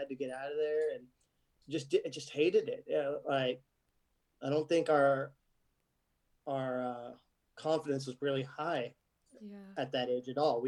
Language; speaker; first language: English; early bilingual, other home language; Arabic